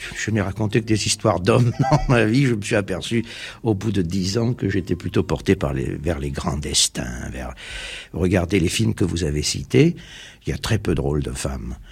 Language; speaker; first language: French; early bilingual, other home language; Armenian